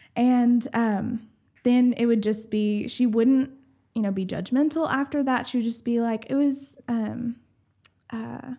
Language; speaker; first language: English; native; English